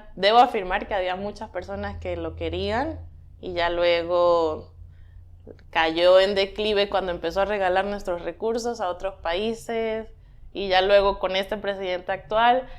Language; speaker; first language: Spanish; native; Spanish